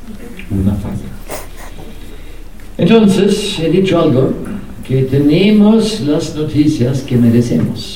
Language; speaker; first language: Spanish; non-native, fluent; Norwegian